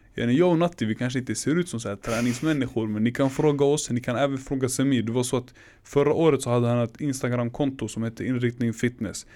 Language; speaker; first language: Swedish; early bilingual, other home language; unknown